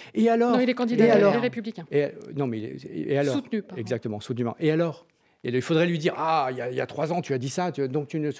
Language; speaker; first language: French; native; French